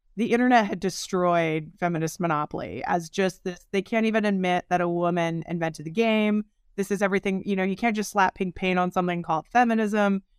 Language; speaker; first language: English; native; English